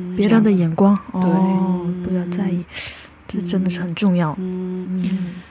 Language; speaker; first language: Chinese; non-native, fluent; Korean